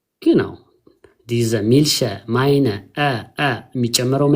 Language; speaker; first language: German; non-native, fluent; Amharic